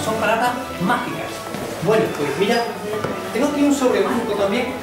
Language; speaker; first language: Spanish; native; Spanish